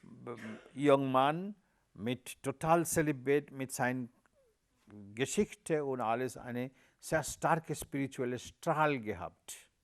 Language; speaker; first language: German; non-native, learner; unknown